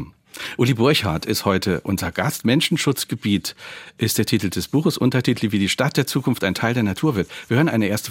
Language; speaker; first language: German; native; German